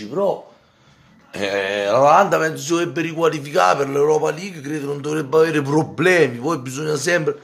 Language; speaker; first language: Italian; native; Italian